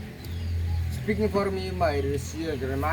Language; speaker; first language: English; non-native, learner; Indonesian